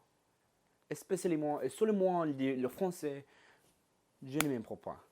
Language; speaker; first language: French; non-native, learner; English